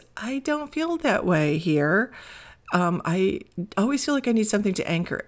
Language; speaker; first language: English; native; English